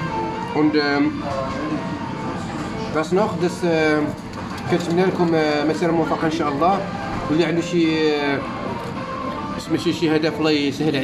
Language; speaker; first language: German; non-native, learner; Arabic